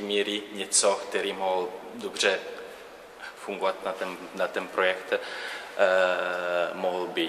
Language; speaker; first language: Czech; non-native, learner; Italian